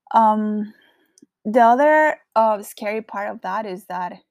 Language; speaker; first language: English; non-native, fluent; Spanish